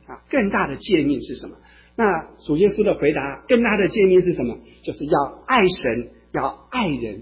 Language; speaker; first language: Chinese; native; Chinese